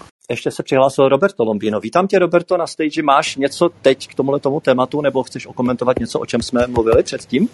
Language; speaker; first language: Czech; native; Czech